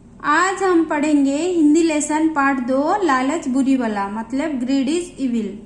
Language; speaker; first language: Hindi; non-native, local second language; Odia